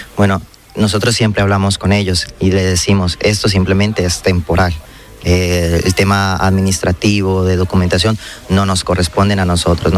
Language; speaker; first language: Spanish; native; Spanish